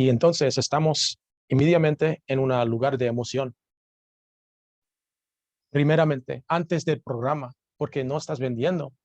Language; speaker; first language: Spanish; non-native, learner; English